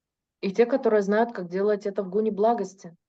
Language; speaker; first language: Russian; native; Russian